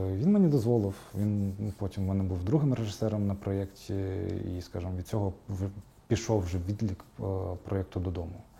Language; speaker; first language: Ukrainian; non-native, local second language; Crimean Tatar